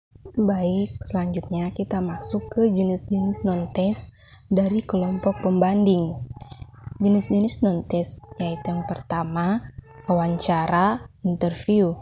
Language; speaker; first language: Indonesian; native; Indonesian